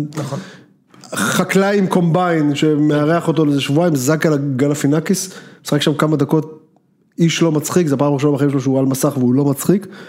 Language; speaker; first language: Hebrew; native; Hebrew